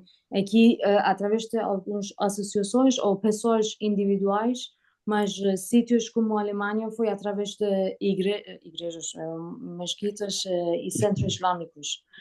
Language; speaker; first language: Portuguese; non-native, learner; Persian